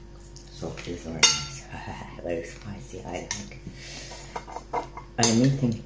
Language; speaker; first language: English; non-native, learner; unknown